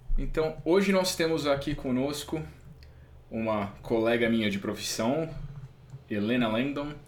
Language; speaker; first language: Portuguese; native; Portuguese